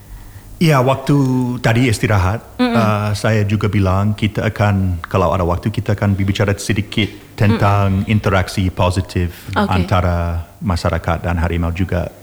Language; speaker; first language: Indonesian; non-native, learner; English